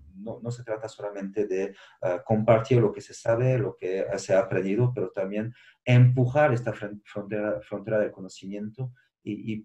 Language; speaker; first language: Spanish; non-native, fluent; French